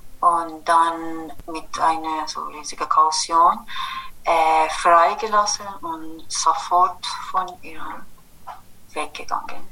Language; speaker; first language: German; non-native, fluent; Kurdish